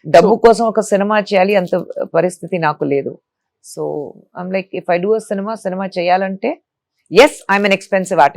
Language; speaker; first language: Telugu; non-native, local second language; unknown